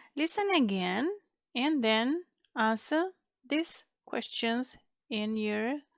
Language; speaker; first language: English; non-native, fluent; Macedonian